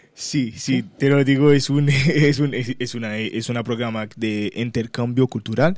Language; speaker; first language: Spanish; non-native, learner; Haitian Creole